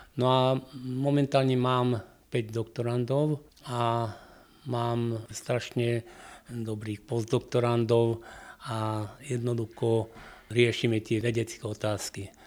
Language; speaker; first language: Slovak; non-native, local second language; Hungarian